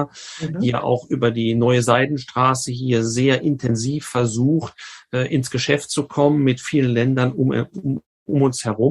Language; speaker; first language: German; native; German